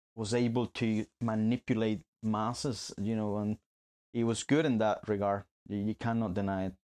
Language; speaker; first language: English; non-native, fluent; Spanish